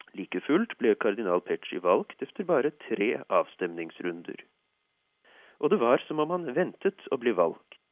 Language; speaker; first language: Norwegian; native; Norwegian